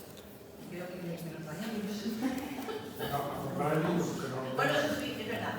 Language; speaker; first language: Spanish; native; Spanish